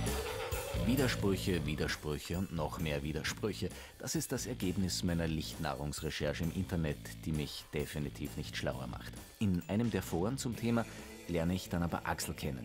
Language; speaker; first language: German; native; German